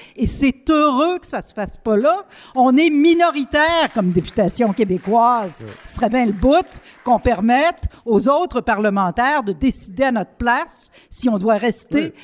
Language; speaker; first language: French; native; French